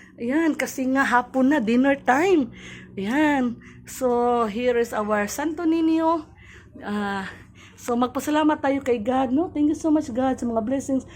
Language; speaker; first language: Filipino; non-native, local second language; Cebuano